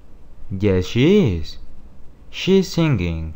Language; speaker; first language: English; non-native, fluent; Spanish